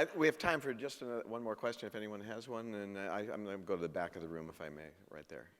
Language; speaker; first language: English; native; English